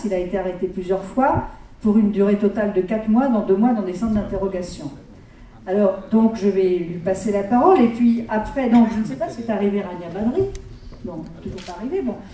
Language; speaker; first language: French; native; French